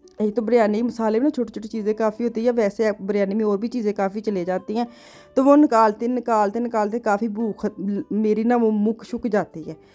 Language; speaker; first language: Urdu; non-native, local second language; Punjabi